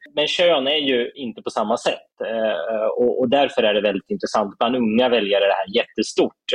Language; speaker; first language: Swedish; native; Swedish